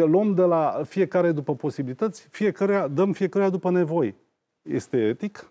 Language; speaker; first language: Romanian; native; Romanian